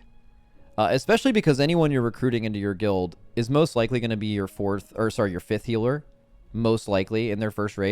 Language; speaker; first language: English; native; English